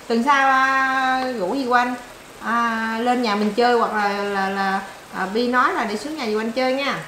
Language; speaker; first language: Vietnamese; native; Vietnamese